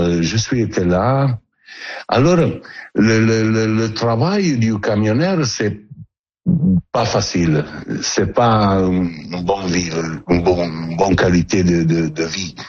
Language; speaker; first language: French; non-native, learner; Italian